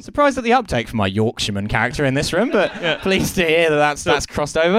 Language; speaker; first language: English; native; English